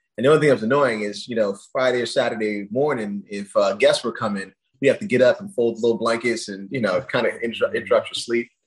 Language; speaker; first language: English; early bilingual, other home language; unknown